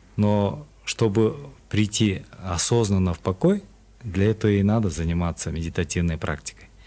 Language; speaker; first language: Russian; non-native, local second language; Kyrgyz